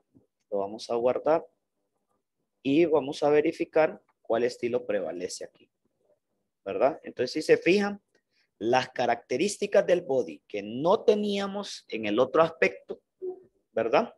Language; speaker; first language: Spanish; native; Spanish